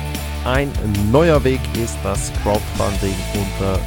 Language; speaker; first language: German; native; German